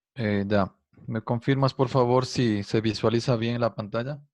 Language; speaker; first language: Spanish; native; Spanish